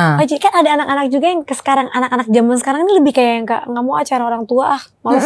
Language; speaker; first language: Indonesian; native; Indonesian